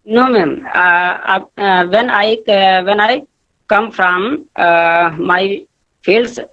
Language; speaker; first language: English; non-native, learner; Hindi